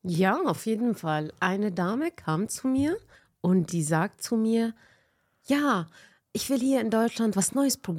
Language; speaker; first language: German; non-native, fluent; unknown